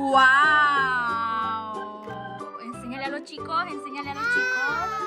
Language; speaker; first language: Spanish; native; Spanish